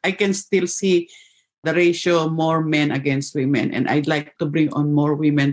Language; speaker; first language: English; non-native, local second language; Filipino